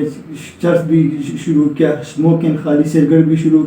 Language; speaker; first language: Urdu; non-native, local second language; Pashto